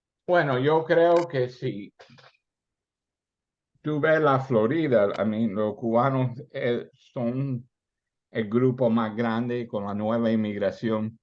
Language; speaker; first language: Spanish; early bilingual, heritage; Spanish